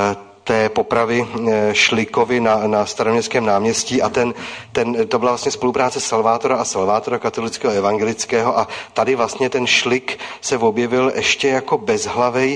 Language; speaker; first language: Czech; native; Czech